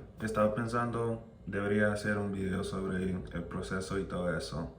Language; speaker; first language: Spanish; non-native, fluent; English